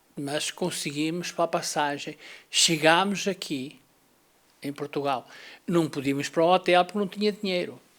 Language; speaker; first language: Portuguese; native; Portuguese